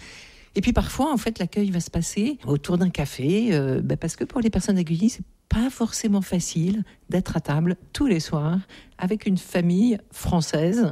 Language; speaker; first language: French; native; French